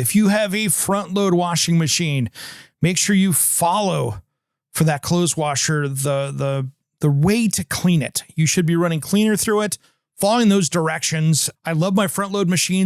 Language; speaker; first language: English; native; English